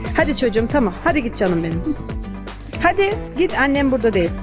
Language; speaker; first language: Turkish; native; Turkish